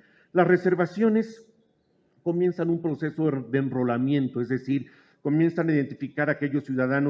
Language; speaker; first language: Spanish; native; Spanish